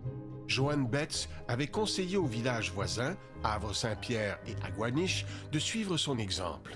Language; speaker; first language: French; native; French